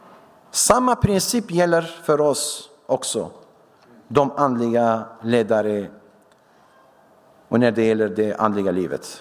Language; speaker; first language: Swedish; non-native, fluent; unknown